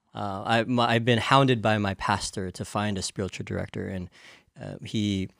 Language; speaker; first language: English; native; English